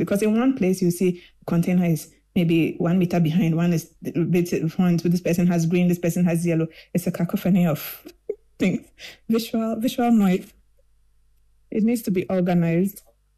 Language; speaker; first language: English; non-native, local second language; Akan